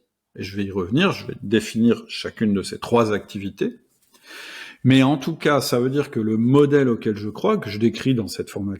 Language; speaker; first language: French; native; French